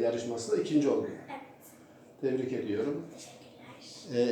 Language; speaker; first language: Turkish; native; Turkish